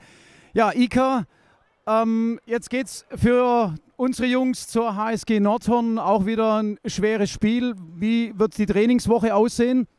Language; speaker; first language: German; native; German